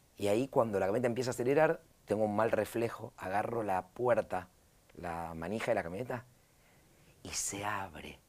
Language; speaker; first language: Spanish; native; Spanish